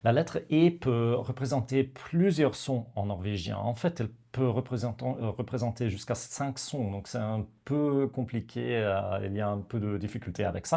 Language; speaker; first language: French; non-native, fluent; Norwegian